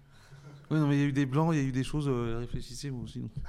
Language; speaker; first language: French; native; French